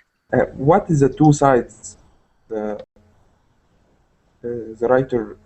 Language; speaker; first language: English; non-native, learner; Spanish